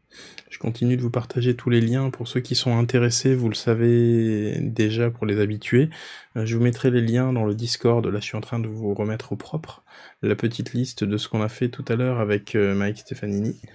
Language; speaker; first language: French; native; French